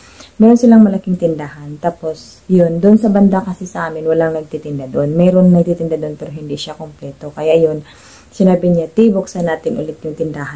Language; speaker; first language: Filipino; native; Filipino